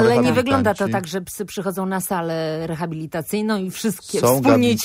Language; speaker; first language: Polish; native; Polish